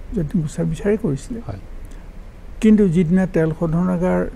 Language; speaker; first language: Assamese; native; Assamese